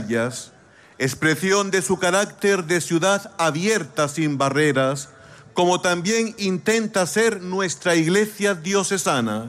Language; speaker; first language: Spanish; native; Spanish